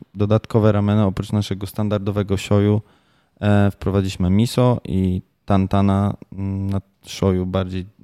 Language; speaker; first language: Polish; native; Polish